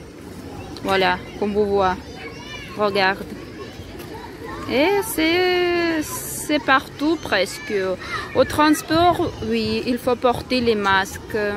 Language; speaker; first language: French; non-native, learner; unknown